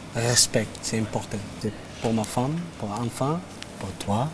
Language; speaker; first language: French; non-native, learner; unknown